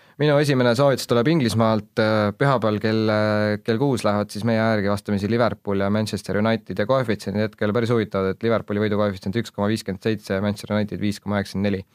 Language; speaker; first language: Estonian; native; Estonian